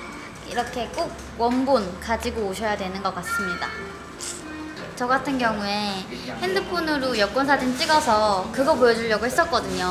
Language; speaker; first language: Korean; native; Korean